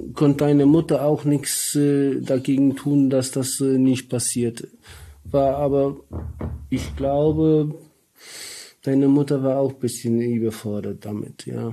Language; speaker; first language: German; non-native, learner; Polish